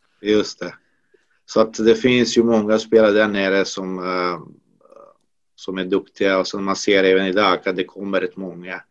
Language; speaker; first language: Swedish; non-native, fluent; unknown